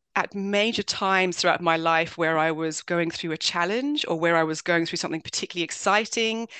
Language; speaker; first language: English; native; English